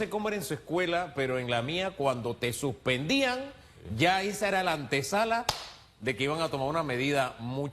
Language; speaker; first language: Spanish; native; Spanish